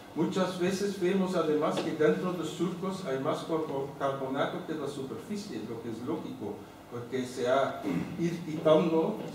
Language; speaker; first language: Spanish; non-native, fluent; Dutch